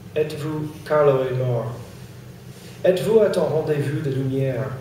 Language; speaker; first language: French; non-native, fluent; English